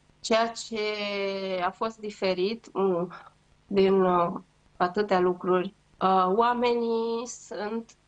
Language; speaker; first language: Romanian; native; Romanian